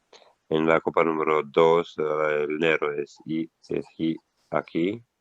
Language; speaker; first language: Spanish; non-native, learner; Italian